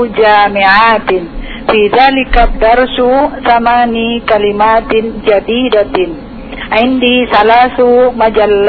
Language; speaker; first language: Arabic; non-native, learner; Indonesian